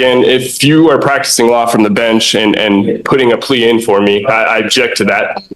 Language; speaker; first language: English; native; English